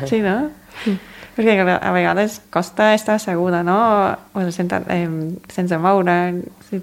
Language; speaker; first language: Catalan; non-native, fluent; English